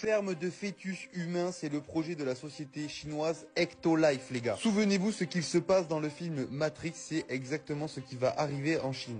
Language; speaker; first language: French; native; French